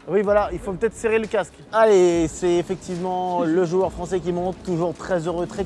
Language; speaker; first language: French; native; French